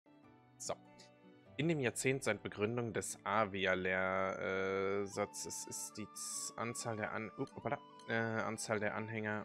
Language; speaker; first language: German; native; German